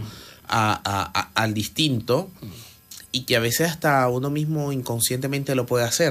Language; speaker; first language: Spanish; native; Spanish